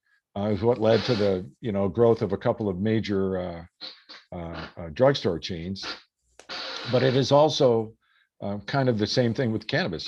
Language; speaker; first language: English; native; English